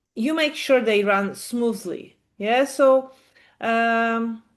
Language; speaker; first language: English; non-native, fluent; Polish